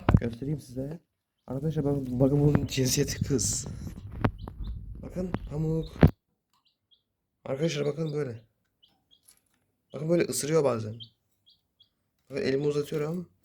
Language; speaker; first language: Turkish; native; Turkish